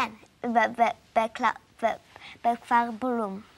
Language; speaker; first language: Hebrew; early bilingual, heritage; English